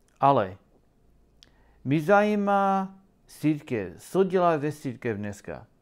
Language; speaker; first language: Czech; non-native, learner; English